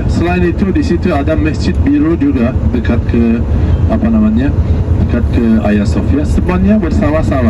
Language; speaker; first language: Indonesian; non-native, learner; Turkish